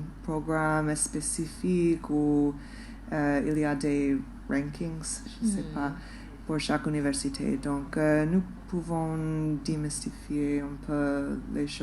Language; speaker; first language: French; non-native, fluent; English